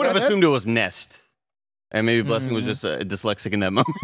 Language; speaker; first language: English; native; English